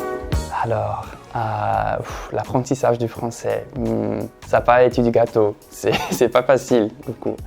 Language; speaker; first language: French; non-native, fluent; English